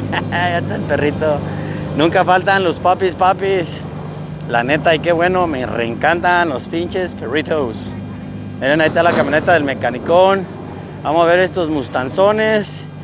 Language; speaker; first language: Spanish; native; Spanish